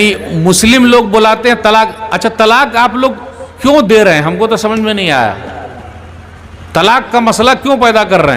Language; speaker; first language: Hindi; native; Hindi